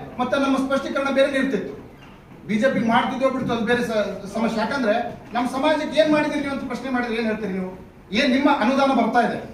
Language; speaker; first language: Kannada; non-native, local second language; Lambadi